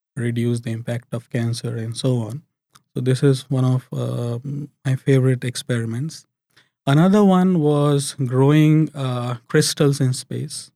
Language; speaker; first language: English; non-native, local second language; Hindi